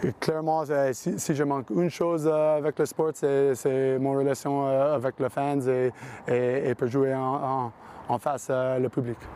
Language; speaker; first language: French; non-native, learner; English